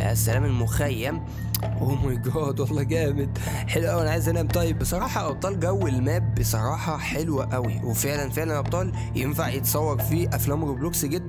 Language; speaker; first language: Arabic; native; Arabic